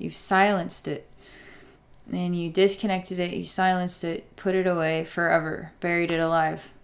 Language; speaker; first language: English; native; English